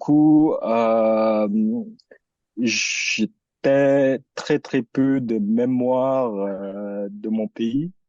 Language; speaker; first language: French; early bilingual, other home language; Filipino